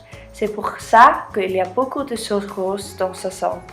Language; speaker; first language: French; non-native, learner; Icelandic